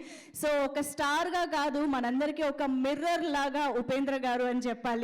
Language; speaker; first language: Telugu; native; Telugu